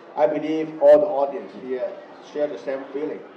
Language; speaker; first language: English; non-native, learner; Chinese